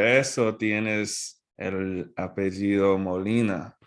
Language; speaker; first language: Spanish; non-native, fluent; English